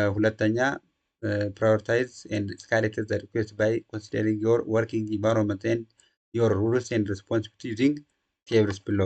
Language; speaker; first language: English; non-native, local second language; Amharic